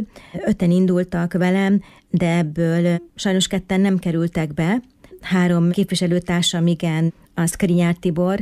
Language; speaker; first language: Hungarian; native; Hungarian